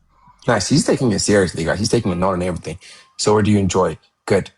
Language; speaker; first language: English; non-native, fluent; Amharic